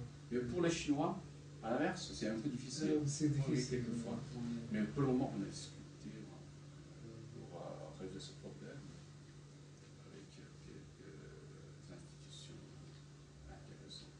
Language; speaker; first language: French; non-native, fluent; Chinese